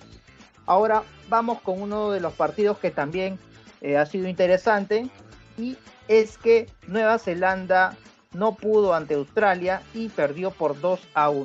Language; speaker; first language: Spanish; native; Spanish